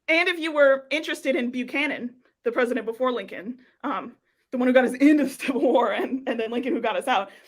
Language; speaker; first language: English; native; English